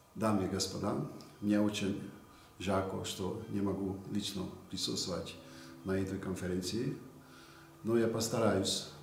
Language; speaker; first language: Russian; non-native, fluent; Hungarian